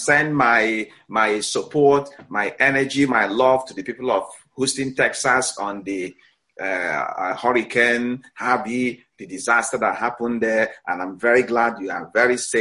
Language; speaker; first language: English; non-native, local second language; Igbo